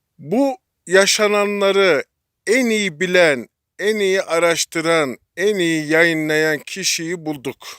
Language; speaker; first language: Turkish; native; Turkish